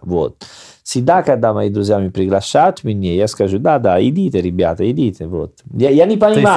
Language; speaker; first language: Russian; non-native, learner; Italian